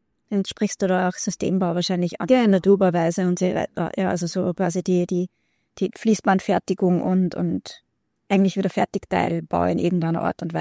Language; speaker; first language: German; native; German